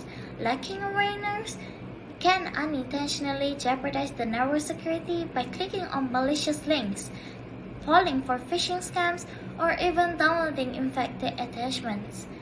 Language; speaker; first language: English; non-native, local second language; Malay